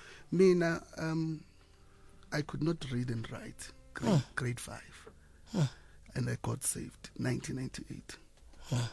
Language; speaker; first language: English; non-native, local second language; Zulu